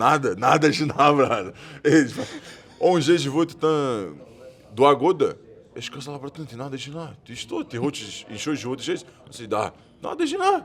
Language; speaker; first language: Russian; non-native, learner; Portuguese